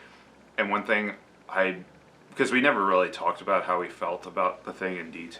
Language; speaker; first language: English; native; English